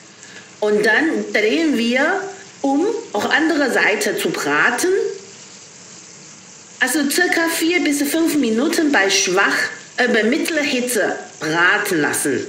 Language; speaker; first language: German; non-native, learner; Chinese